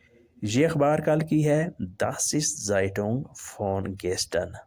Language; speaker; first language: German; non-native, learner; Urdu